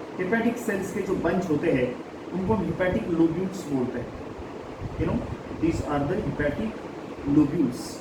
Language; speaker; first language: Hindi; non-native, local second language; Marathi